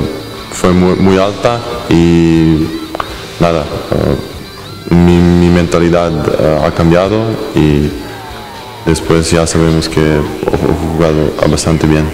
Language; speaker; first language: Spanish; non-native, fluent; Serbian